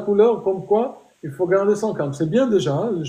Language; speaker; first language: French; native; French